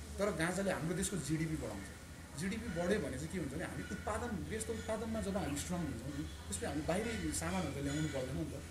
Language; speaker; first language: Nepali; native; Nepali